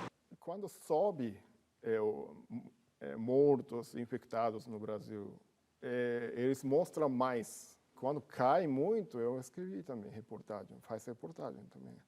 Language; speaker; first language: Portuguese; non-native, learner; Japanese